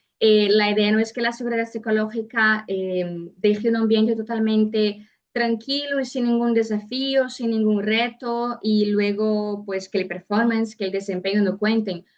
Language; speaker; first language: Spanish; non-native, fluent; Portuguese